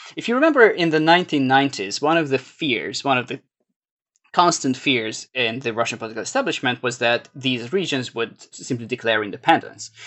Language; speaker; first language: English; non-native, fluent; Hungarian